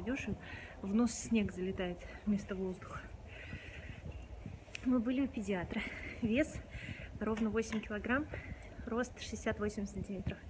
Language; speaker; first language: Russian; native; Russian